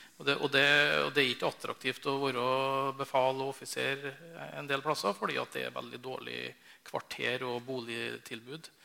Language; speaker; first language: Norwegian; native; Norwegian